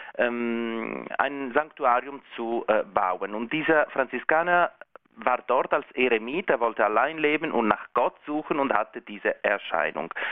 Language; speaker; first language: German; non-native, local second language; Italian